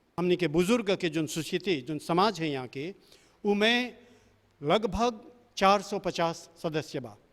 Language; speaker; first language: Bhojpuri; native; Bhojpuri